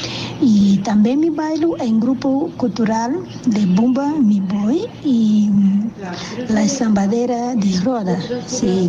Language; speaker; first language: Spanish; non-native, learner; Portuguese